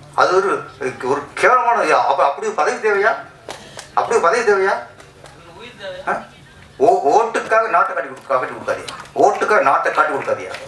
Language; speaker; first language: Tamil; native; Tamil